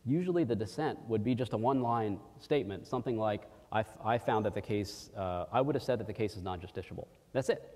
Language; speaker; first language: English; early bilingual, other home language; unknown